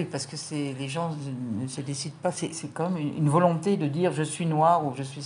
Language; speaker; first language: French; native; French